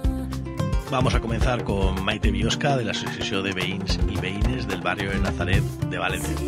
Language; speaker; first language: Spanish; native; Spanish